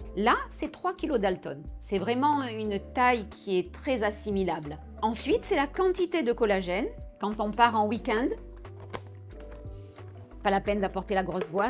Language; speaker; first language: French; native; French